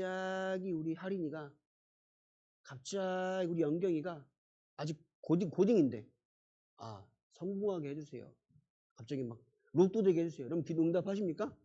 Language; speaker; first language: Korean; native; Korean